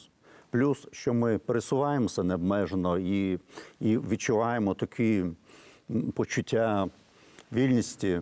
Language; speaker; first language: Ukrainian; non-native, fluent; Lithuanian